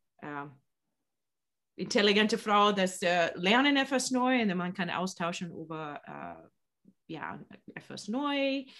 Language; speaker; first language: German; non-native, learner; English